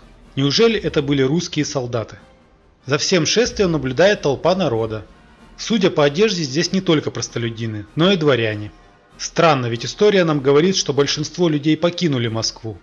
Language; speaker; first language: Russian; native; Russian